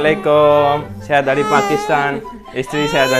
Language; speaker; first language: Indonesian; non-native, fluent; Urdu